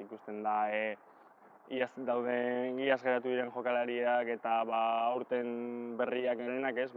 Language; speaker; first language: Basque; non-native, local second language; Spanish